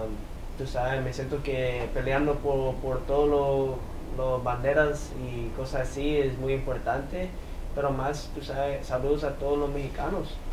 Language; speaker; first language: Spanish; early bilingual, heritage; English